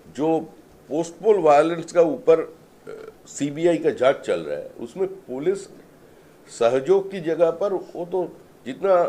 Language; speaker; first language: Hindi; non-native, local second language; Bangla